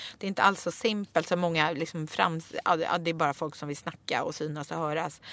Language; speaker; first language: Swedish; native; Swedish